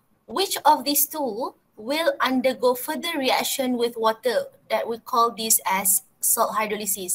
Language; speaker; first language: English; non-native, local second language; Malay